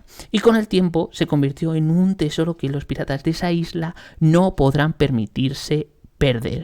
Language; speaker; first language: Spanish; native; Spanish